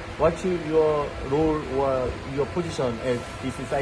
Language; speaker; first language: English; non-native, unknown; Korean